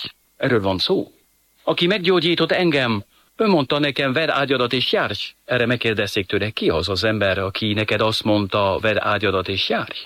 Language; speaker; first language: Hungarian; non-native, fluent; French